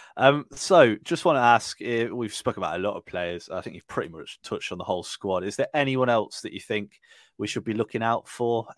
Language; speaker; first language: English; native; English